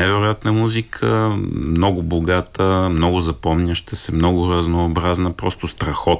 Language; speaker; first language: Bulgarian; native; Bulgarian